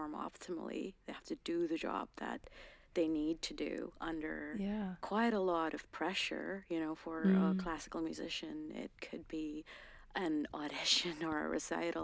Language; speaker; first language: English; non-native, local second language; Garhwali